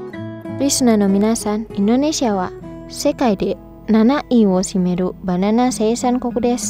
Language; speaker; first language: Japanese; non-native, fluent; Indonesian